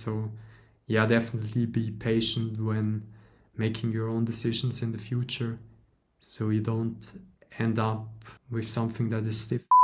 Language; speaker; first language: English; non-native, fluent; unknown